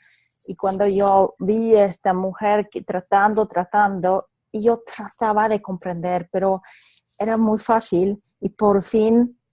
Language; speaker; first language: Spanish; non-native, fluent; Polish